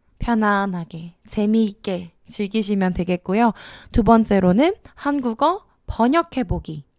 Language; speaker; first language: Korean; native; Korean